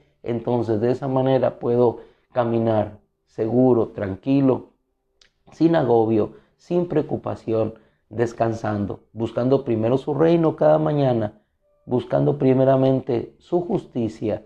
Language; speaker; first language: Spanish; native; Spanish